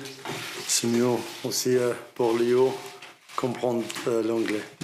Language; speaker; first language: French; non-native, learner; Arabic